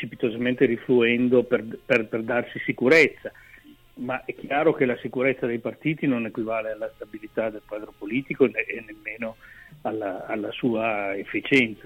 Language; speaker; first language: Italian; native; Italian